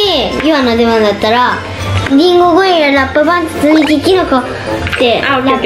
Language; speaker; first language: Japanese; native; Japanese